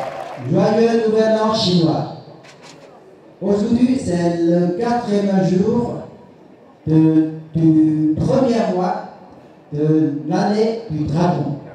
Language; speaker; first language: French; non-native, fluent; Chinese